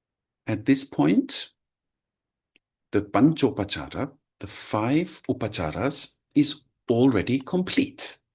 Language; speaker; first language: English; non-native, fluent; German